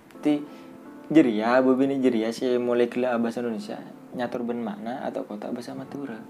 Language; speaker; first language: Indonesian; non-native, local second language; Madurese